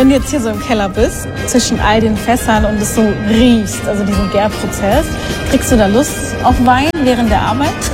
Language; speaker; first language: German; native; German